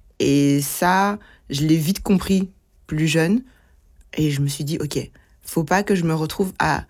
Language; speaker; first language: French; early bilingual, other home language; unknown